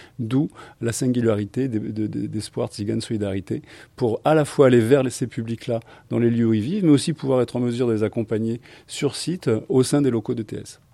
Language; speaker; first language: French; native; French